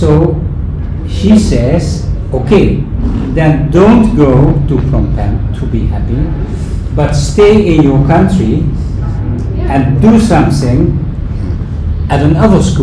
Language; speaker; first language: English; non-native, fluent; Dutch